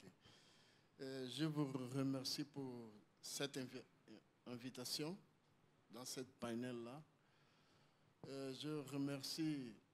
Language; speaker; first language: French; non-native, learner; Portuguese